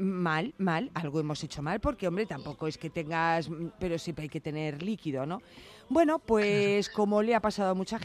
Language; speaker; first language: Spanish; native; Spanish